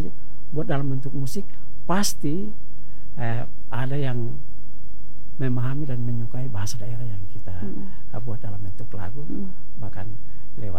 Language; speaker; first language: Indonesian; non-native, local second language; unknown